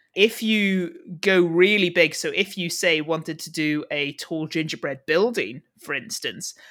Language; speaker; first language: English; native; English